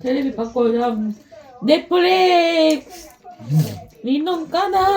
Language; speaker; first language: Filipino; non-native, learner; Korean